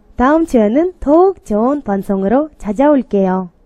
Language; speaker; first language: Korean; non-native, learner; Kyrgyz